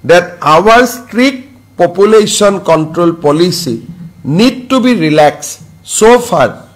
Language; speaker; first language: English; non-native, local second language; Assamese